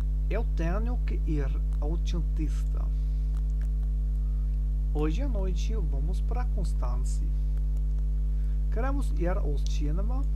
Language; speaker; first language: Portuguese; non-native, learner; German